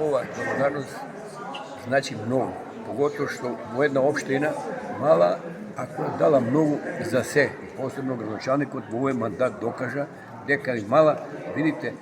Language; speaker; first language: Macedonian; native; Macedonian